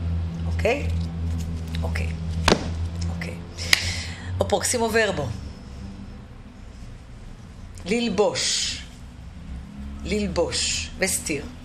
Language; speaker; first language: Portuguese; non-native, fluent; Hebrew